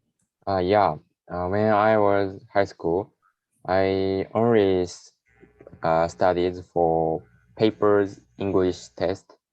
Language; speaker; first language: English; non-native, learner; Japanese